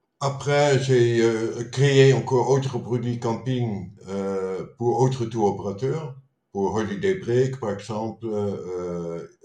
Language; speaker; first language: French; non-native, fluent; Dutch